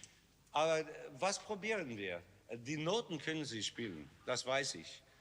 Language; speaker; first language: German; non-native, learner; English